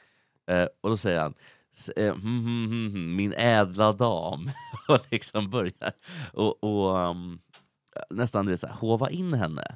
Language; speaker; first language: Swedish; native; Swedish